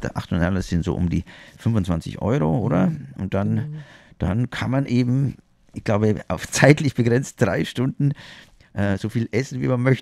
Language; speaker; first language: German; native; German